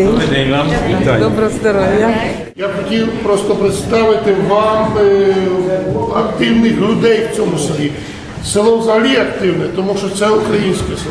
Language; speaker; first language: Ukrainian; early bilingual, heritage; Ukrainian